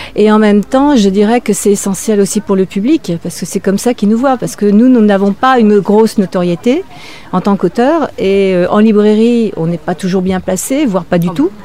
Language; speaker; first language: French; native; French